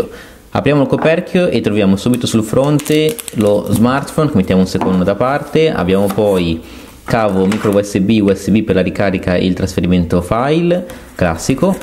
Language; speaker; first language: Italian; native; Italian